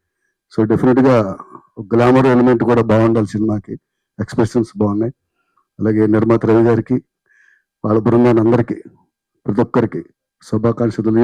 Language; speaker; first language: Telugu; native; Telugu